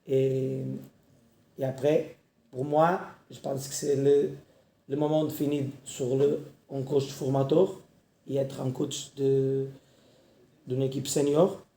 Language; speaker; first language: French; non-native, learner; Portuguese